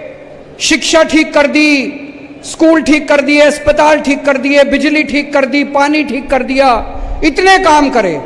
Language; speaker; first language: Hindi; native; Hindi